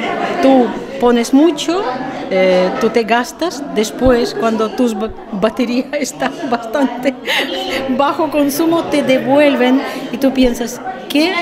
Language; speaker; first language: Spanish; non-native, fluent; Russian